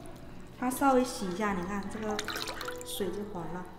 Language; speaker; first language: Chinese; native; Chinese